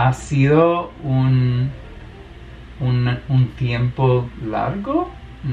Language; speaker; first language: Spanish; non-native, learner; English